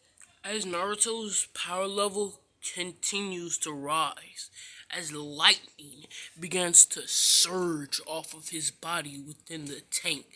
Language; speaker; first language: English; native; English